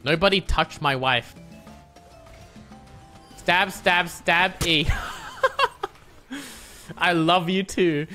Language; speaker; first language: English; native; English